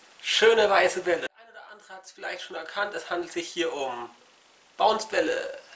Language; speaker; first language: German; native; German